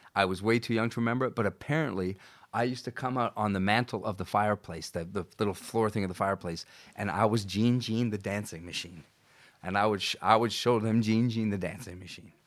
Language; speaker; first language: English; native; English